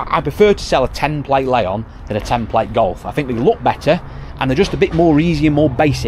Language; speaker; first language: English; native; English